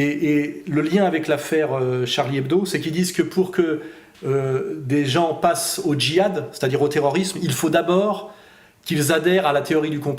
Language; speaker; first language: French; native; French